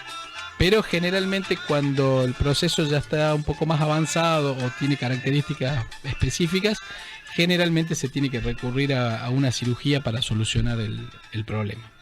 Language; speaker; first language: Spanish; native; Spanish